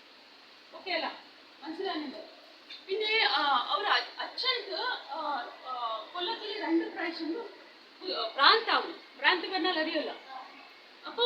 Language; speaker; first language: Malayalam; non-native, learner; Kannada